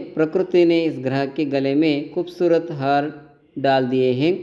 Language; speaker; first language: Hindi; non-native, local second language; Kannada